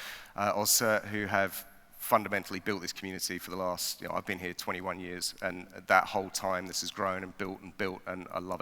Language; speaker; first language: English; native; English